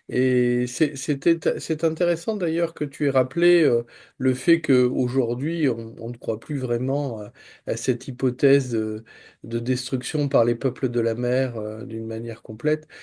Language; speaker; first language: French; native; French